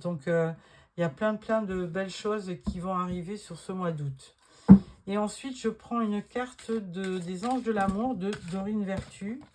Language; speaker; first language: French; native; French